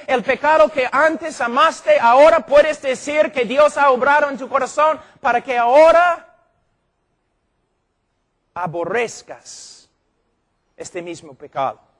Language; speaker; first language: Spanish; non-native, fluent; English